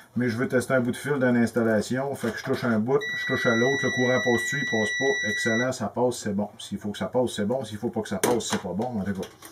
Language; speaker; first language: French; native; French